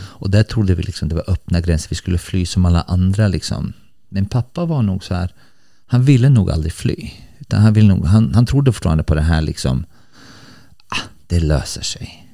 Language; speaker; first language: Swedish; early bilingual, other home language; Bosnian